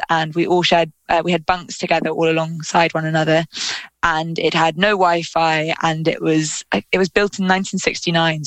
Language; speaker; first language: English; native; English